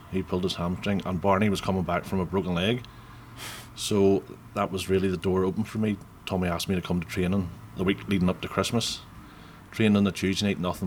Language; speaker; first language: English; native; English